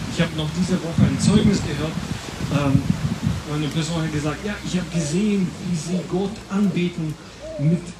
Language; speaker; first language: German; non-native, fluent; Latvian